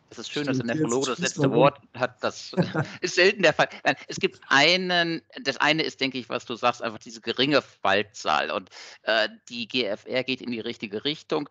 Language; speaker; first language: German; native; German